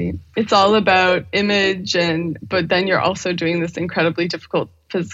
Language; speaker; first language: English; native; English